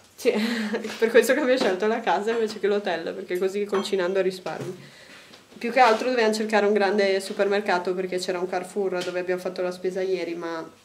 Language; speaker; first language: Italian; native; Italian